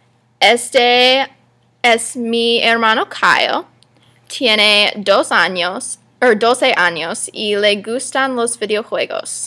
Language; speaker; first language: Spanish; non-native, learner; English